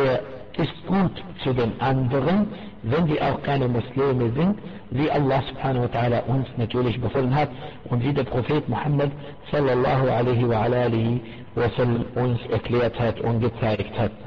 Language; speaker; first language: German; non-native, fluent; Arabic